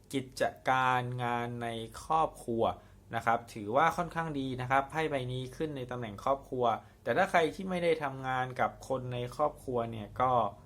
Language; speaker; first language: Thai; native; Thai